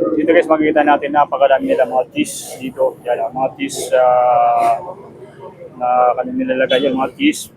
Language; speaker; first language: Filipino; native; Filipino